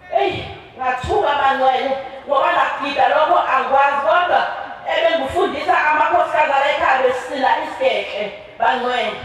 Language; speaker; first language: Zulu; native; Zulu